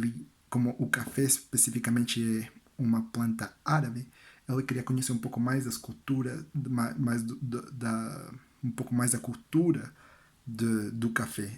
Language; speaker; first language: Portuguese; non-native, learner; Spanish